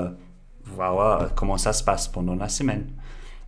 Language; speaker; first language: French; non-native, fluent; English